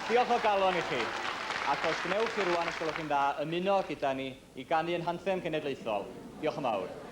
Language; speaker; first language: Welsh; native; Welsh